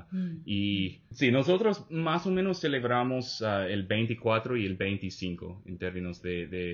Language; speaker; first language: Spanish; non-native, fluent; English